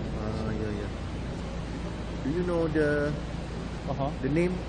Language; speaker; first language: English; non-native, learner; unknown